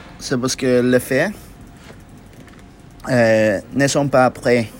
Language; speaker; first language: French; non-native, learner; Spanish